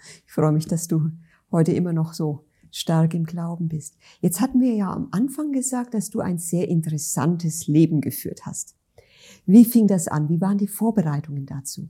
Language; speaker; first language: German; native; German